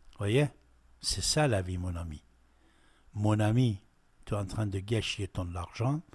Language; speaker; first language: French; non-native, fluent; Persian